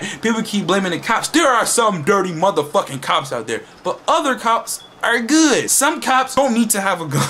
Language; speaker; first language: English; native; English